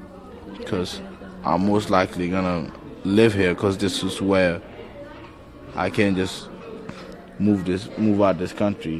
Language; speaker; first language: English; non-native, fluent; Acoli